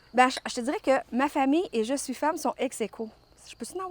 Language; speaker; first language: French; native; French